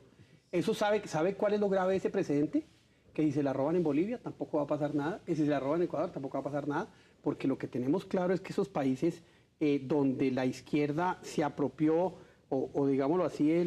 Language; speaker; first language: Spanish; native; Spanish